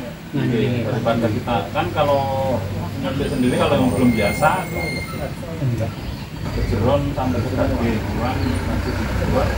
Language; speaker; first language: Indonesian; non-native, local second language; Javanese